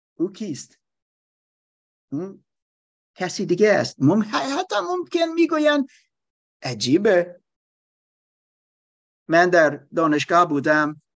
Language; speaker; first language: Persian; non-native, learner; German